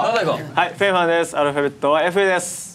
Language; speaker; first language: Japanese; non-native, fluent; Chinese